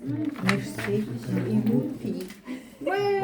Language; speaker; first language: French; non-native, learner; Russian